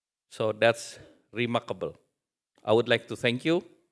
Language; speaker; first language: English; non-native, fluent; Indonesian